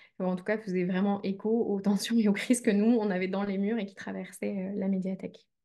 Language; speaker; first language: French; native; French